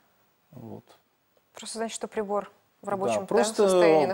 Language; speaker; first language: Russian; native; Russian